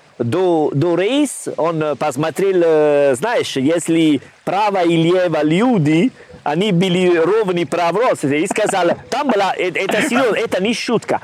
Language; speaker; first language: Russian; non-native, learner; Italian